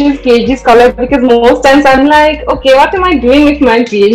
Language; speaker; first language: English; non-native, local second language; Assamese